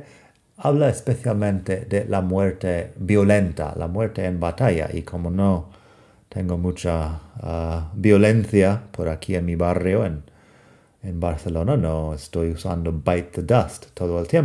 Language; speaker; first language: Spanish; non-native, fluent; English